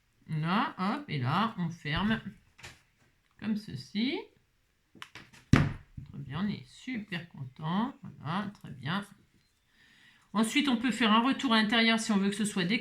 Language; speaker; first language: French; native; French